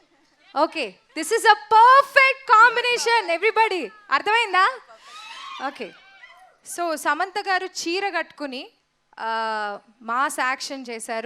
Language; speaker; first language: Telugu; native; Telugu